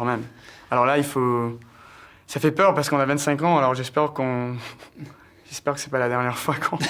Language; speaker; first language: French; early bilingual, heritage; English